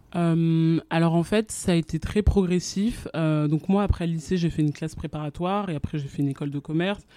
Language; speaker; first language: French; native; French